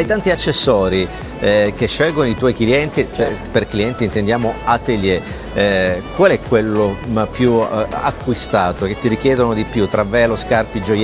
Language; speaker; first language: Italian; native; Italian